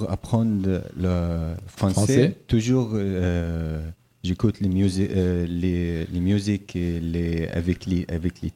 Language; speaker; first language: French; non-native, learner; Arabic